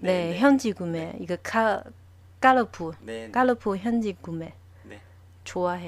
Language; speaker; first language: Korean; non-native, learner; Chinese